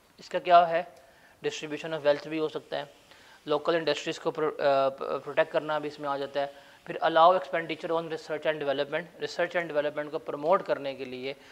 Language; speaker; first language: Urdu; non-native, local second language; Punjabi